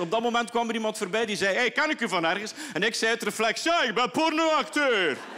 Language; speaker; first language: Dutch; native; Dutch